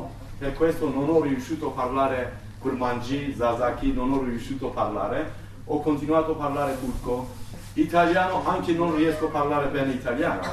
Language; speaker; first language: Italian; non-native, learner; Turkish